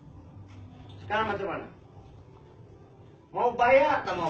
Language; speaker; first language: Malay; non-native, learner; Nepali